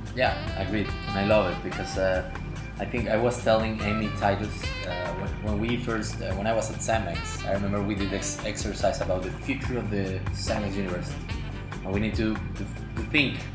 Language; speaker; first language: English; non-native, fluent; Spanish